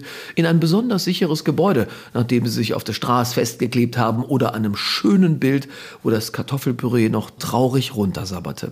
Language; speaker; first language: German; native; German